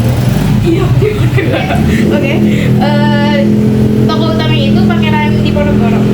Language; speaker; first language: Indonesian; native; Indonesian